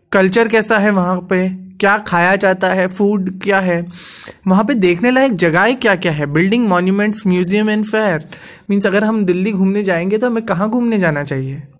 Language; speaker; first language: Hindi; non-native, local second language; Gujarati